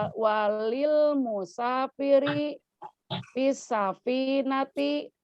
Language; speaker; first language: Arabic; non-native, learner; Indonesian